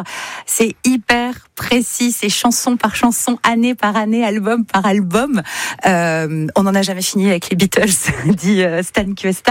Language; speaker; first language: French; native; French